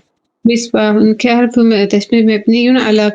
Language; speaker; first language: Arabic; non-native, learner; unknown